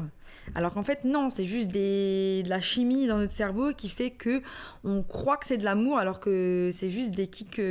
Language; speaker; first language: French; native; French